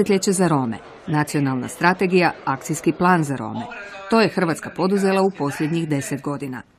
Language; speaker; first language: Croatian; native; Croatian